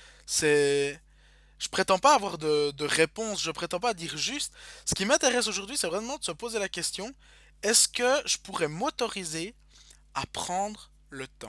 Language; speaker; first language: French; native; French